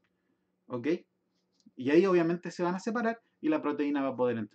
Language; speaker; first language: Spanish; native; Spanish